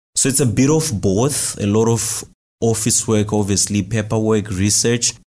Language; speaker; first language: English; non-native, local second language; Shona